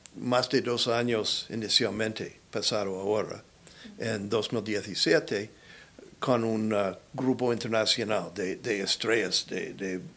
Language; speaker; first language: Spanish; non-native, learner; English